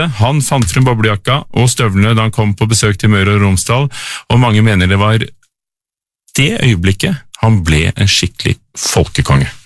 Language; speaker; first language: Norwegian; native; Norwegian